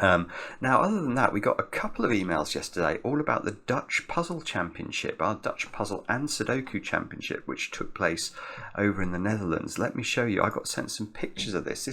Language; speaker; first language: English; native; English